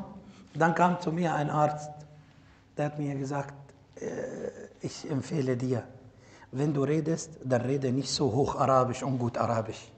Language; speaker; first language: German; non-native, fluent; Arabic